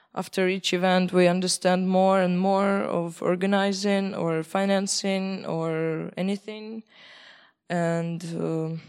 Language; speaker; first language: English; non-native, fluent; Belarusian